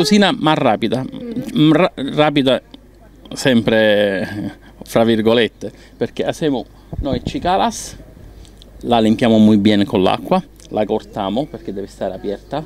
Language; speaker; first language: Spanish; non-native, learner; Italian